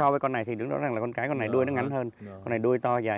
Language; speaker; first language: Vietnamese; native; Vietnamese